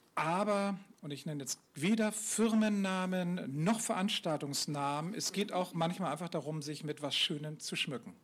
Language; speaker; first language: German; native; German